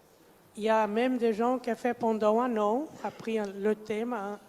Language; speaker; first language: French; non-native, fluent; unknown